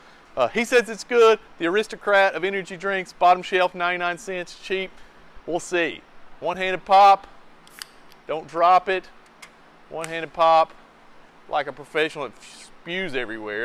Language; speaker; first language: English; native; English